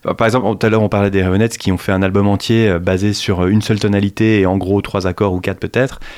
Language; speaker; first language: French; native; French